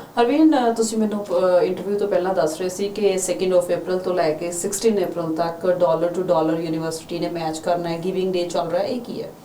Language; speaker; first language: Punjabi; native; Punjabi